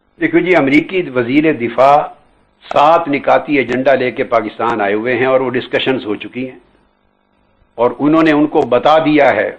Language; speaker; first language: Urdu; non-native, local second language; Punjabi